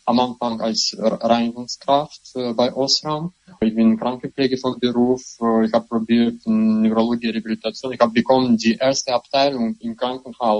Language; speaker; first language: German; non-native, learner; Russian